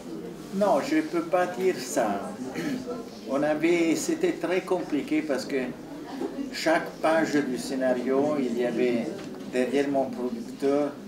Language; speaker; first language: French; non-native, fluent; Italian